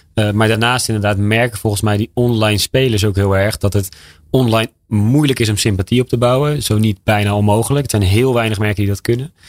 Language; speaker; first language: Dutch; native; Dutch